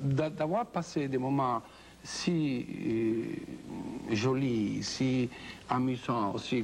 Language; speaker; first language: French; non-native, fluent; Spanish